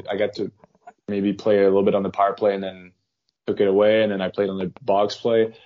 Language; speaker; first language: English; non-native, fluent; French